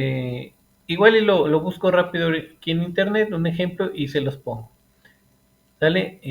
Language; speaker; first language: Spanish; native; Spanish